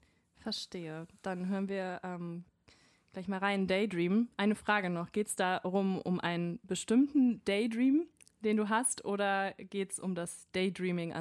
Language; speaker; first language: German; native; German